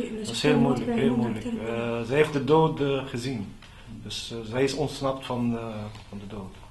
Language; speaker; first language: Dutch; non-native, local second language; Arabic